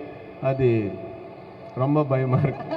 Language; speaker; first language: Tamil; non-native, learner; Telugu